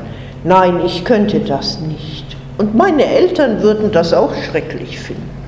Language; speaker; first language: German; non-native, fluent; English